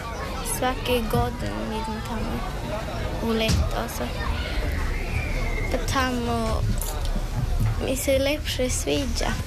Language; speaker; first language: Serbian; early bilingual, heritage; Croatian